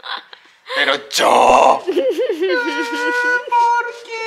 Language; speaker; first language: Spanish; non-native, learner; Japanese